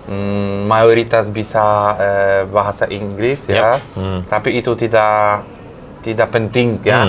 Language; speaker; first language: Indonesian; non-native, fluent; Polish